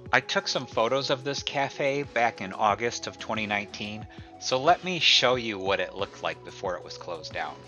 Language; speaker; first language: English; native; English